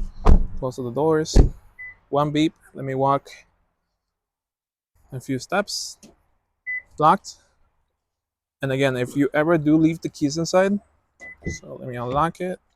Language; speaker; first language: English; native; English